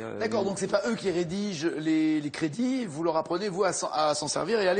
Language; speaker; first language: French; native; French